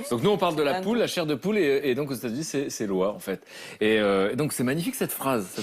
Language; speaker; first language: French; native; French